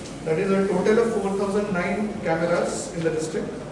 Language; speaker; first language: English; non-native, local second language; Marathi